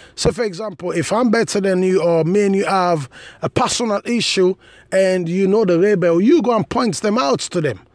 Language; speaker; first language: English; non-native, local second language; Krio